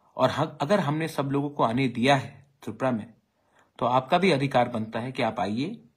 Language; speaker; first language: Hindi; non-native, local second language; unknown